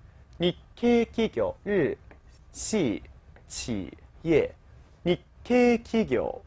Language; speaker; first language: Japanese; non-native, fluent; Chinese